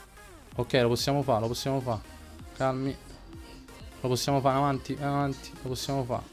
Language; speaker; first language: Italian; native; Italian